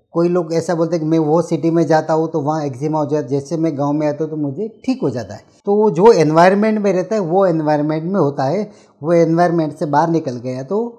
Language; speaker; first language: Hindi; non-native, local second language; Gujarati